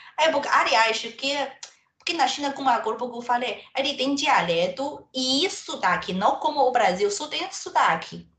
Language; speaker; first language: Portuguese; non-native, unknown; Chinese